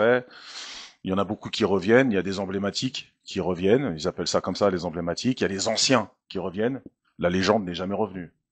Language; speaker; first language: French; native; French